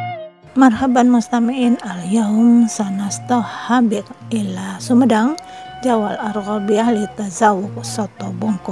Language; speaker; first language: Arabic; non-native, fluent; Indonesian